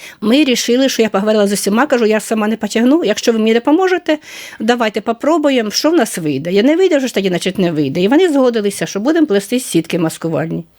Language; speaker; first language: Ukrainian; native; Ukrainian